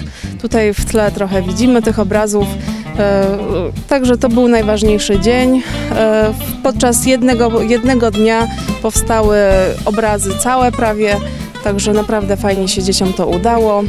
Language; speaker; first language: Polish; native; Polish